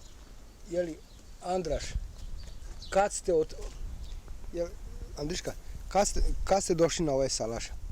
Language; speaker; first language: Bosnian; native; Bosnian